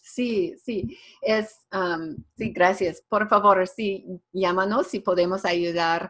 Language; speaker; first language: Spanish; non-native, fluent; English